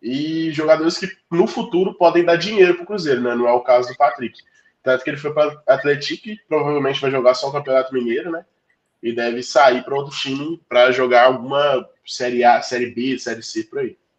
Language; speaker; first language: Portuguese; native; Portuguese